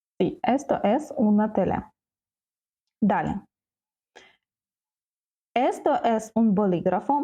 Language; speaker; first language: Spanish; non-native, fluent; Ukrainian